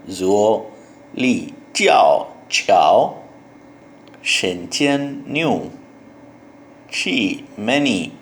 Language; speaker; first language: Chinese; non-native, learner; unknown